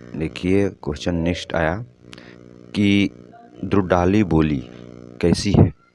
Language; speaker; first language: Hindi; native; Hindi